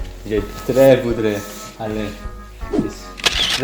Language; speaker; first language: French; non-native, learner; English